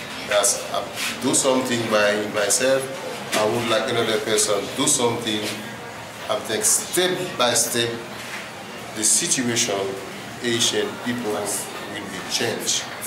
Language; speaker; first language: English; non-native, learner; Haitian Creole